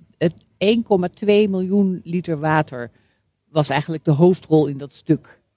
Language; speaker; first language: Dutch; native; Dutch